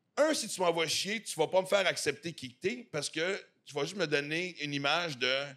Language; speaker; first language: French; native; French